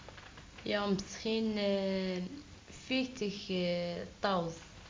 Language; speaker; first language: Dutch; non-native, learner; Arabic